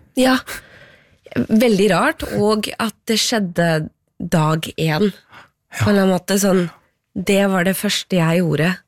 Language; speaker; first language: Norwegian; early bilingual, other home language; Persian